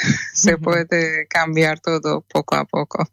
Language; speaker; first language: Spanish; non-native, learner; Persian